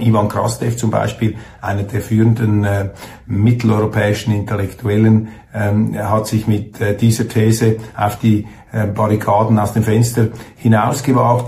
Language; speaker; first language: German; native; German